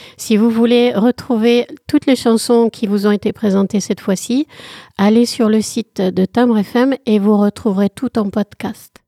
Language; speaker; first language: French; native; French